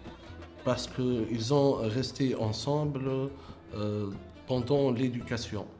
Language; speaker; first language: French; non-native, local second language; Arabic